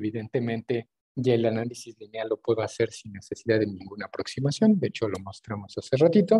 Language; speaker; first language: Spanish; native; Spanish